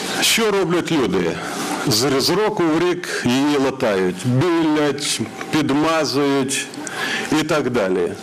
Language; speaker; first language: Ukrainian; non-native, local second language; Russian